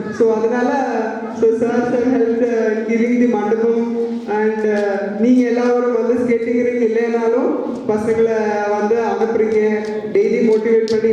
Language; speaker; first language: Tamil; non-native, local second language; Malayalam